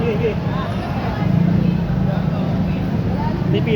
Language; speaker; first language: Filipino; native; Filipino